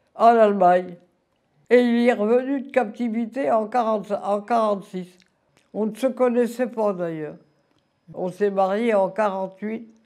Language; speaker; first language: French; native; French